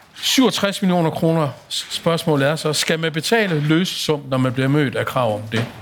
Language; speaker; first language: Danish; native; Danish